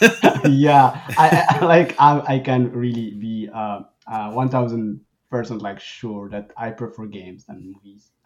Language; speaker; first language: English; non-native, fluent; Arabic